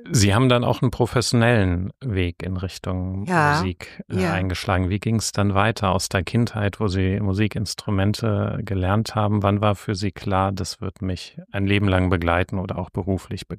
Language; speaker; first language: German; native; German